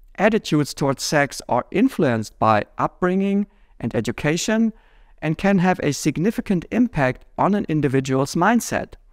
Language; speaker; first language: English; non-native, fluent; German